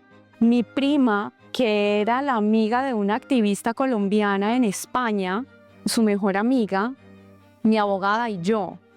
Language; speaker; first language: Spanish; native; Spanish